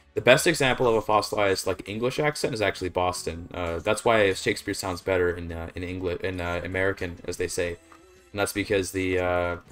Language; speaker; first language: English; native; English